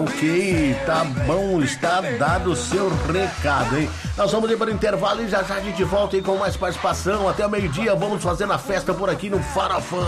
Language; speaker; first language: Portuguese; native; Portuguese